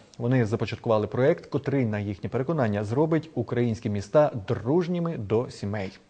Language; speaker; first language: Ukrainian; native; Ukrainian